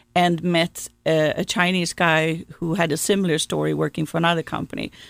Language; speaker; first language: English; non-native, fluent; Swedish